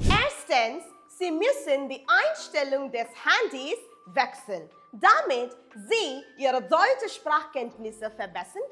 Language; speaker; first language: German; non-native, fluent; Malayalam